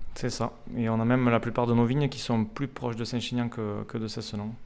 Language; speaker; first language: French; native; French